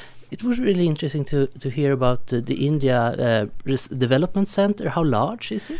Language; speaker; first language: English; non-native, fluent; Swedish